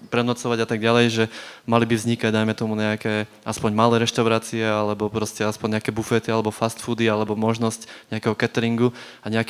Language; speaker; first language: Slovak; native; Slovak